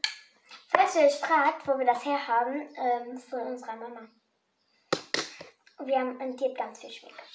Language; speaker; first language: German; early bilingual, other home language; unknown